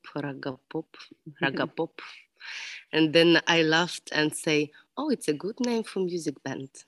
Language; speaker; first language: English; non-native, learner; Ukrainian